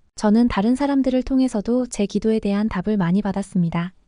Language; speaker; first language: Korean; non-native, fluent; Filipino